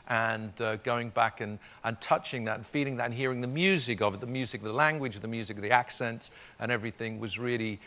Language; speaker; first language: English; native; English